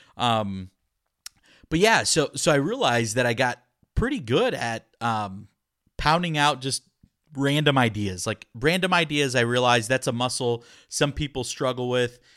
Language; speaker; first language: English; early bilingual, other home language; Spanish